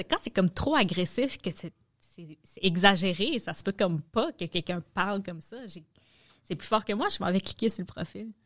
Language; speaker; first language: French; native; French